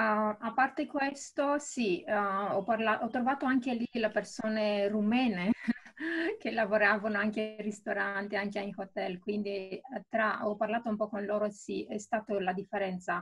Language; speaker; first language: Italian; non-native, fluent; Romanian